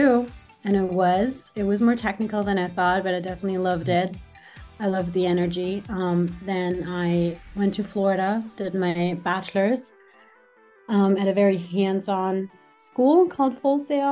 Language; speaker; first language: English; non-native, fluent; German